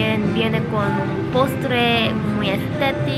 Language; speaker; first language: Spanish; non-native, fluent; Korean